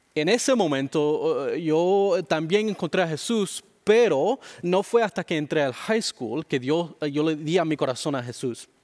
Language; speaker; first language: Spanish; early bilingual, heritage; Spanish